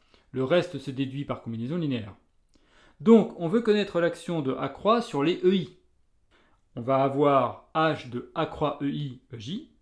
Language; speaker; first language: French; native; French